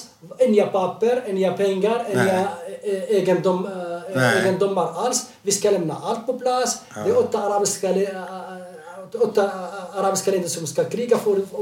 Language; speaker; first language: Swedish; non-native, fluent; Arabic